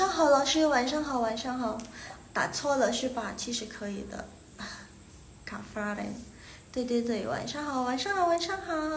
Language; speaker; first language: Chinese; non-native, fluent; Indonesian